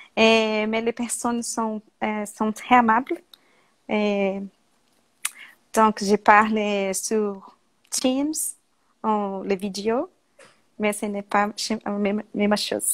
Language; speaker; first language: French; non-native, learner; Portuguese